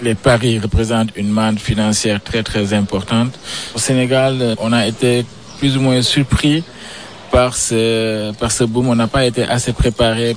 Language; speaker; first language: French; non-native, local second language; Wolof